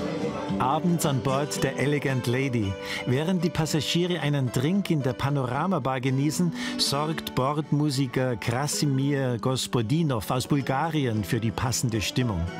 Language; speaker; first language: German; native; German